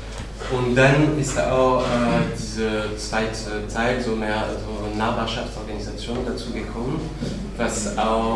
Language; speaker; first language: German; non-native, fluent; French